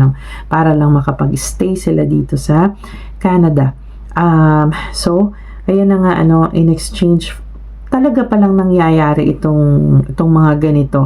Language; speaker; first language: Filipino; native; Filipino